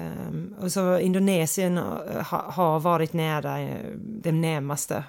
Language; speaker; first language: Swedish; non-native, fluent; English